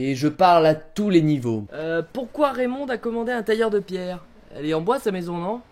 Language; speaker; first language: French; native; French